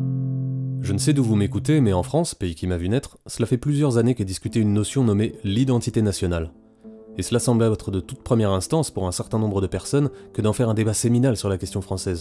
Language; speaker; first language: French; native; French